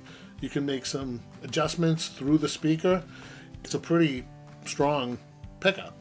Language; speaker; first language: English; native; English